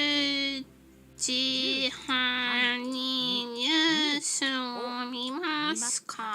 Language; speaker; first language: Japanese; non-native, learner; English